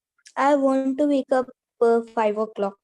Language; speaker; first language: English; non-native, learner; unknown